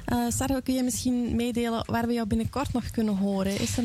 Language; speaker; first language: Dutch; native; Dutch